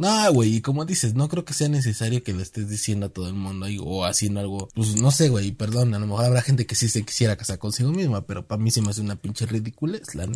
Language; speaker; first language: Spanish; native; Spanish